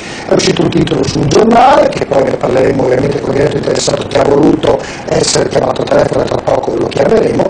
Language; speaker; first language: Italian; native; Italian